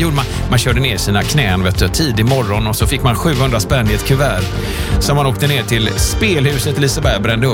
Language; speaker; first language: Swedish; native; Swedish